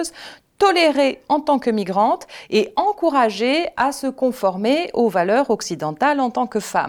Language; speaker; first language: French; native; French